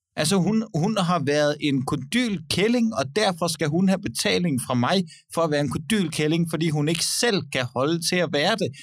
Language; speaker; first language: Danish; native; Danish